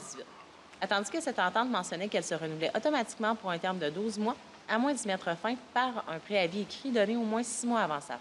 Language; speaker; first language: French; native; French